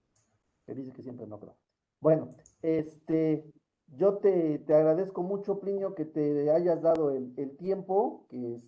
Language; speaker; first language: Spanish; native; Spanish